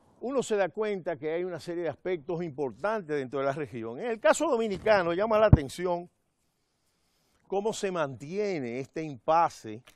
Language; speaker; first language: Spanish; native; Spanish